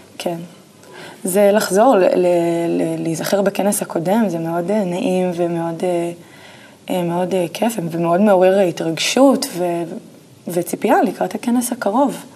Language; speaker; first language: Hebrew; native; Hebrew